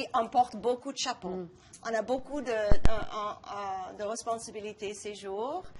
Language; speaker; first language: French; non-native, local second language; English